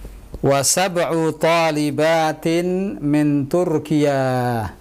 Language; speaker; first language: Arabic; non-native, fluent; Indonesian